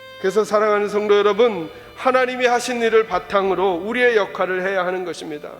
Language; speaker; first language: Korean; native; Korean